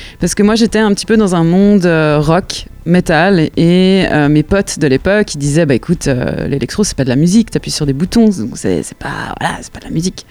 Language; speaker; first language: French; native; French